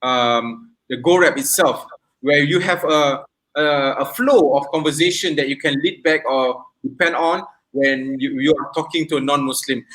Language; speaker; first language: English; non-native, local second language; Malay